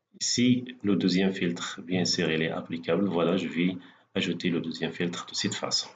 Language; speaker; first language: French; non-native, local second language; Arabic